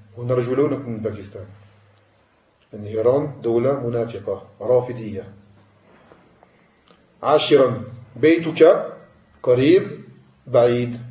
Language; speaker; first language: Arabic; non-native, fluent; French